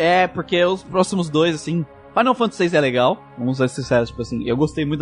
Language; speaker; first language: Portuguese; native; Portuguese